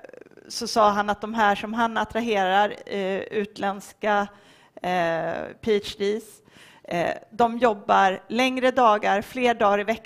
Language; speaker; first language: Swedish; native; Swedish